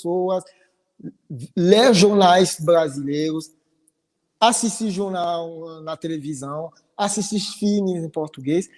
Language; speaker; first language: Portuguese; non-native, fluent; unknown